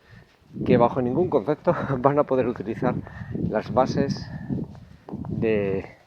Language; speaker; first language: Spanish; native; Spanish